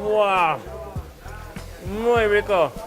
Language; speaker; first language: Spanish; non-native, learner; English